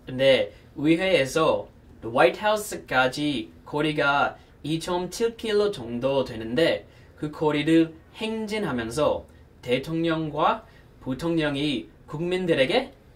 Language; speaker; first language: Korean; non-native, fluent; English